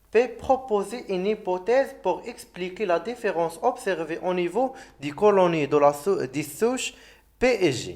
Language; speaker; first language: French; non-native, local second language; Arabic